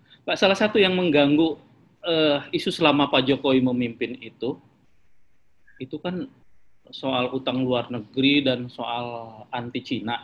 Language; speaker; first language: Indonesian; native; Indonesian